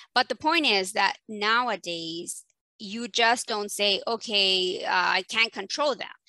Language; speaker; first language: English; early bilingual, other home language; Spanish